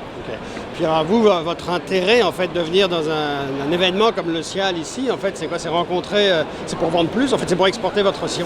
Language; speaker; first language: French; native; French